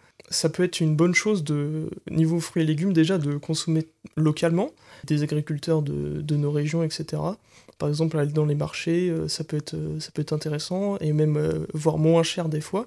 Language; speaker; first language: French; native; French